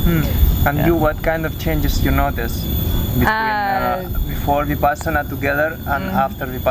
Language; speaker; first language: English; non-native, learner; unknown